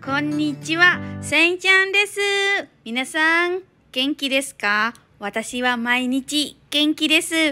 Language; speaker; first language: Japanese; non-native, learner; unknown